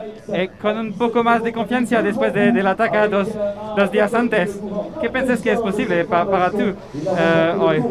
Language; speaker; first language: Spanish; non-native, learner; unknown